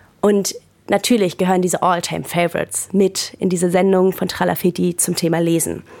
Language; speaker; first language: German; native; German